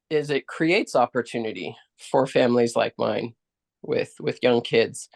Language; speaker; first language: English; native; English